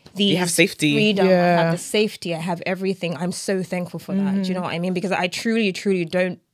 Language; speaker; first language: English; non-native, local second language; Yoruba